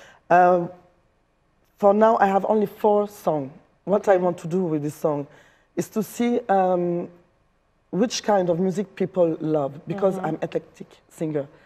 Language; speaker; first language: English; non-native, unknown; French